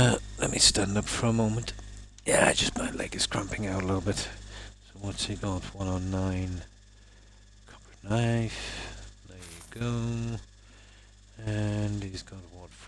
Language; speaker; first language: English; native; English